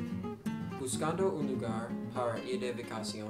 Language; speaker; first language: Spanish; non-native, learner; English